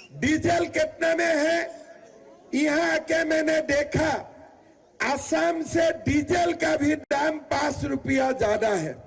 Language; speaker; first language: Hindi; non-native, local second language; Assamese